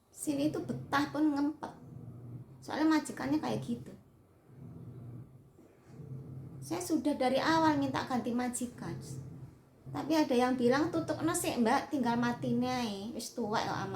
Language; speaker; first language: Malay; non-native, local second language; Javanese